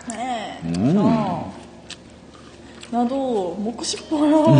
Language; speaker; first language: Korean; non-native, learner; Japanese